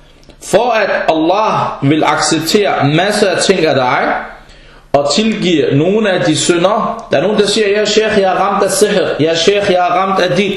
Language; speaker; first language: Danish; early bilingual, other home language; Arabic